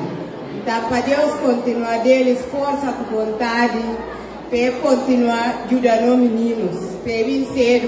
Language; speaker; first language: Portuguese; non-native, local second language; Upper Guinea Crioulo